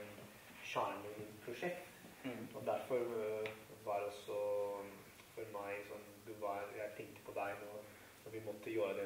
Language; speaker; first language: Norwegian; non-native, fluent; Italian